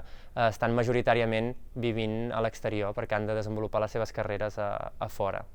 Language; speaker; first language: Catalan; native; Catalan